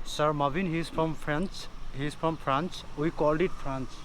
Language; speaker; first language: English; non-native, learner; Bangla